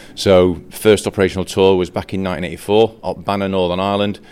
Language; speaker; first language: English; native; English